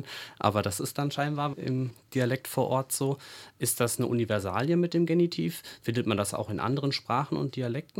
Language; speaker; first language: German; native; German